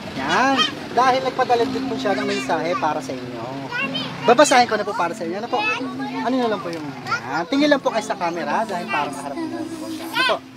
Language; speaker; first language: Filipino; native; Filipino